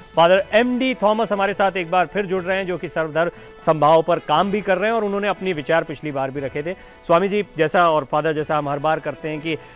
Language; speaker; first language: Hindi; native; Hindi